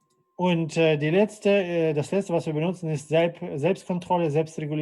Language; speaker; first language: German; non-native, fluent; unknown